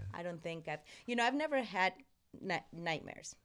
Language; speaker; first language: English; non-native, fluent; Spanish